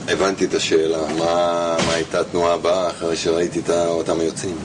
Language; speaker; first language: Hebrew; non-native, fluent; Russian